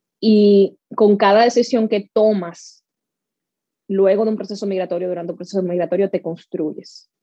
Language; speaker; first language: Spanish; native; Spanish